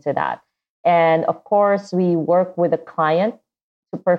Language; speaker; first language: English; non-native, local second language; Cebuano